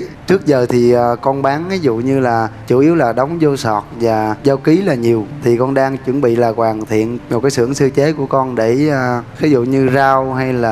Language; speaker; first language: Vietnamese; native; Vietnamese